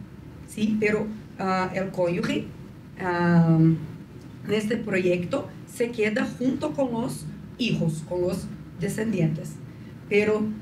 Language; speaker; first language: Spanish; non-native, fluent; Portuguese